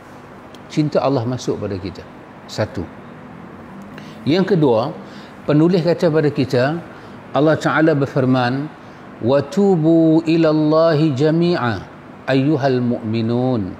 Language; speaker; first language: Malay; native; Malay